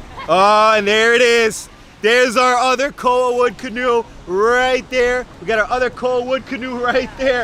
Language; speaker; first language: English; native; English